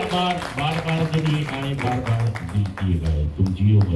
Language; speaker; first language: Hindi; native; Hindi